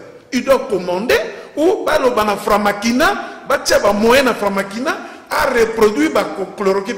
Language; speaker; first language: French; non-native, local second language; Lingala